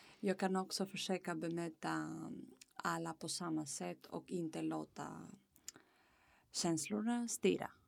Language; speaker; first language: Swedish; non-native, fluent; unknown